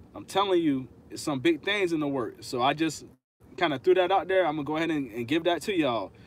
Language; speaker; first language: English; native; English